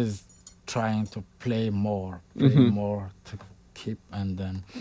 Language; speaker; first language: English; non-native, fluent; Malagasy